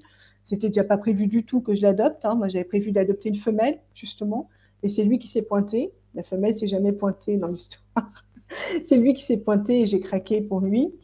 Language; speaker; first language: French; native; French